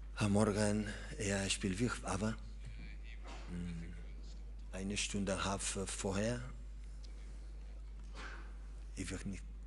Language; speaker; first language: German; non-native, learner; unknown